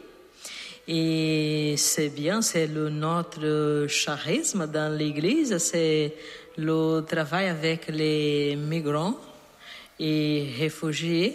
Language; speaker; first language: French; non-native, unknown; Portuguese